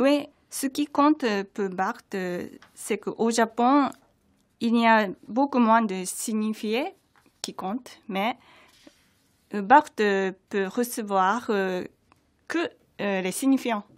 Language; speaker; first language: French; non-native, fluent; Japanese